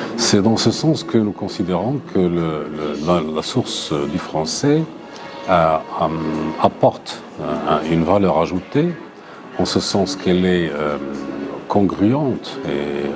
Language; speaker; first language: French; non-native, local second language; Arabic